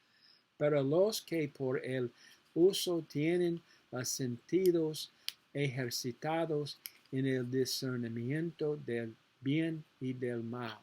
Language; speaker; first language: Spanish; non-native, learner; English